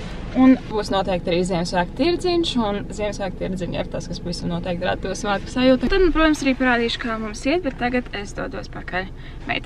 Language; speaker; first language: Latvian; native; Latvian